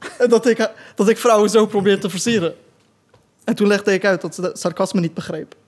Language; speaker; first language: Dutch; early bilingual, other home language; Turkish